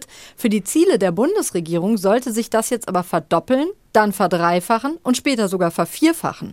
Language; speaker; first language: German; native; German